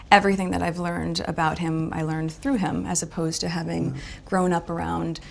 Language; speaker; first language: English; native; English